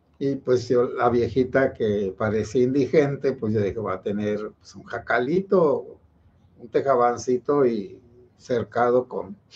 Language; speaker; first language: Spanish; native; Spanish